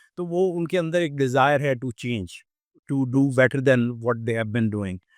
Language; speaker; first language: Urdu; native; Urdu